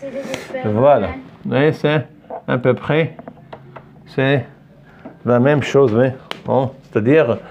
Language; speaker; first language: French; non-native, fluent; Arabic